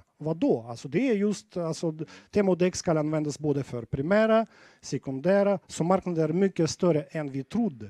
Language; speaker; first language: Swedish; non-native, fluent; Russian